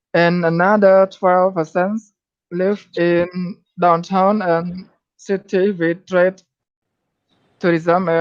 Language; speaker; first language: English; non-native, learner; Khmer